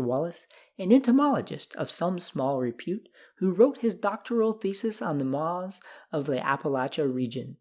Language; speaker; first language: English; native; English